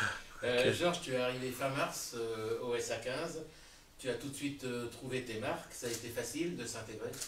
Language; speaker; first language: French; native; French